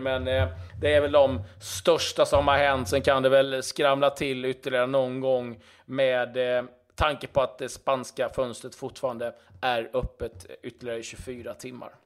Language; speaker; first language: Swedish; native; Swedish